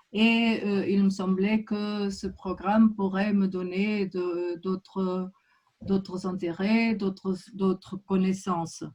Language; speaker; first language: French; non-native, fluent; Portuguese